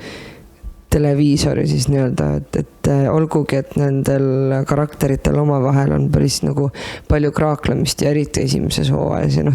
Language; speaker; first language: Estonian; native; Estonian